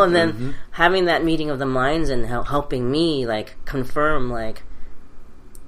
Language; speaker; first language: English; early bilingual, other home language; Cantonese